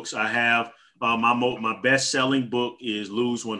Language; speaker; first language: English; native; English